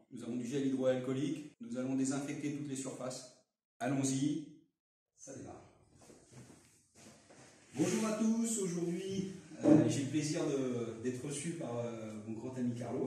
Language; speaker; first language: French; native; French